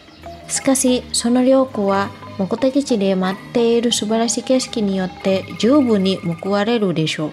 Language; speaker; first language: Japanese; non-native, fluent; Indonesian